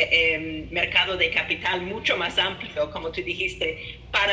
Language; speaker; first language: Spanish; non-native, fluent; English